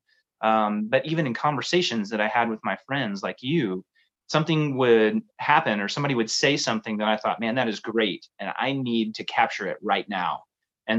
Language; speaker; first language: English; native; English